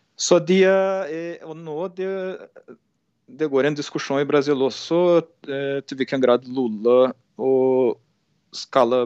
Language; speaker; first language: Norwegian; non-native, fluent; Portuguese